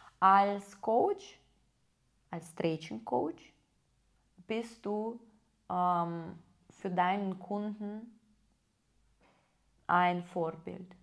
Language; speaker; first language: German; non-native, fluent; Russian